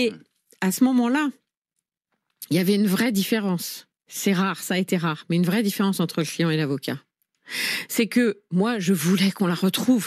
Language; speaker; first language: French; native; French